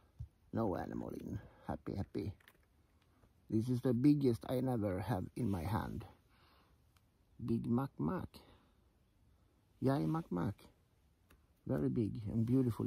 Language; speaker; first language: English; non-native, learner; Swedish